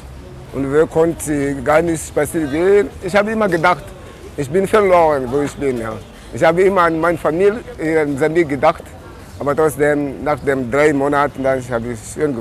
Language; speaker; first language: German; non-native, learner; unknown